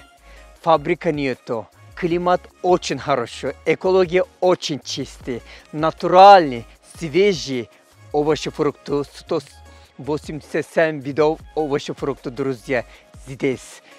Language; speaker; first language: Russian; non-native, learner; Turkish